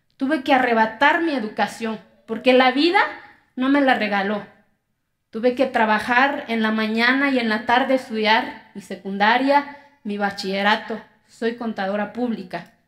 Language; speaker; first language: Spanish; non-native, local second language; Zapotec